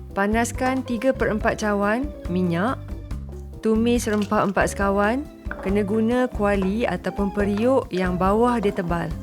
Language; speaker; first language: Malay; native; Malay